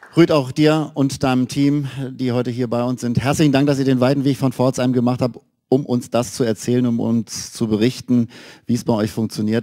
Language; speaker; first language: German; native; German